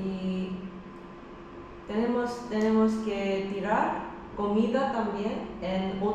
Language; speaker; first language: Spanish; non-native, learner; Korean